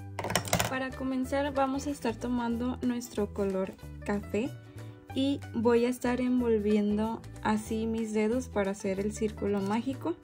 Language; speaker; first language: Spanish; native; Spanish